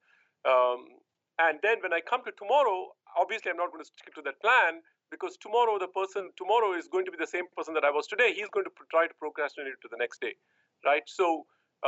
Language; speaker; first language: English; non-native, local second language; Tamil